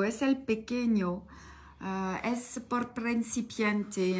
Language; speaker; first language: Spanish; non-native, learner; French